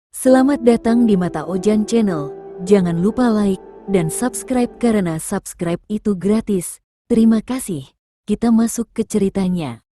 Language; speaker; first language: Indonesian; native; Indonesian